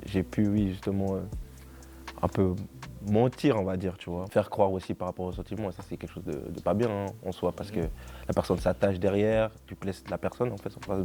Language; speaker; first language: French; native; French